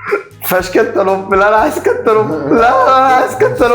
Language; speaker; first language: Arabic; native; Arabic